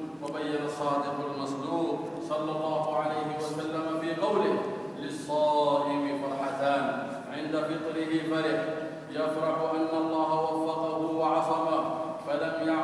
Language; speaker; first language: Arabic; non-native, local second language; Somali